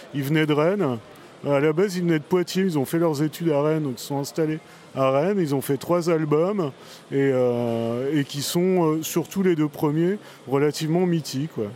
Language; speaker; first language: French; native; French